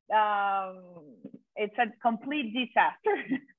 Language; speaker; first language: English; non-native, fluent; Spanish